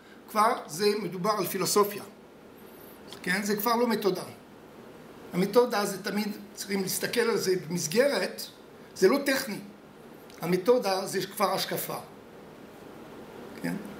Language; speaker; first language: Hebrew; non-native, fluent; French